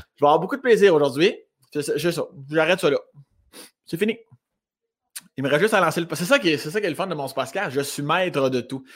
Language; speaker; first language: French; native; French